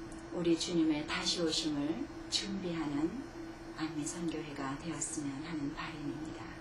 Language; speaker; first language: Korean; native; Korean